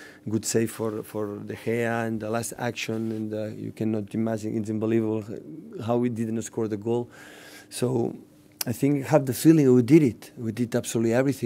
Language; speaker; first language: English; non-native, fluent; Catalan